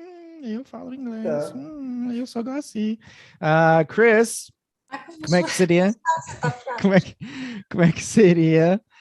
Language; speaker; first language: Portuguese; non-native, fluent; English